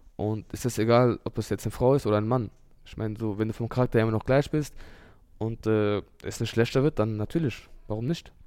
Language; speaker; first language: German; early bilingual, other home language; Urdu